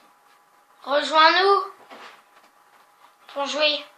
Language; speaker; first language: French; native; French